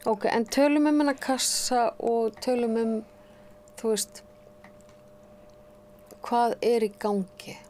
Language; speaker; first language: Icelandic; native; Icelandic